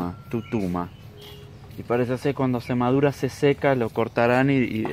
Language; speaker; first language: Spanish; native; Spanish